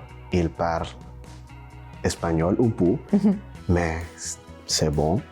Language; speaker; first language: French; non-native, learner; Spanish